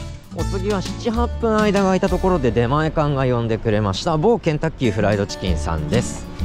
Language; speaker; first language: Japanese; native; Japanese